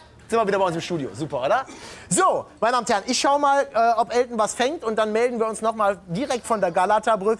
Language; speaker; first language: German; native; German